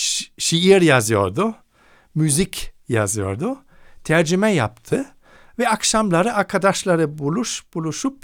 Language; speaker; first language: Turkish; non-native, fluent; German